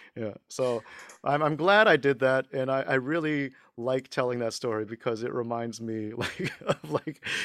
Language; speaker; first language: English; early bilingual, other home language; Chinese